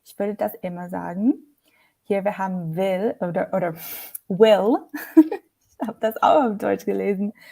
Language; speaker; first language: German; non-native, fluent; English